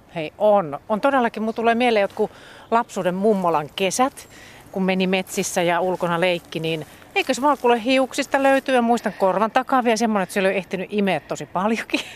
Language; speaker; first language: Finnish; native; Finnish